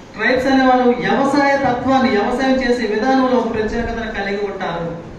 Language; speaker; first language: Telugu; non-native, local second language; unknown